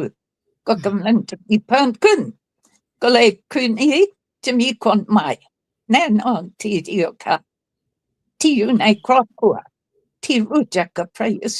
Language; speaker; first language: Thai; non-native, fluent; English